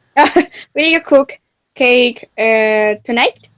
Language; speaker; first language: English; non-native, learner; Spanish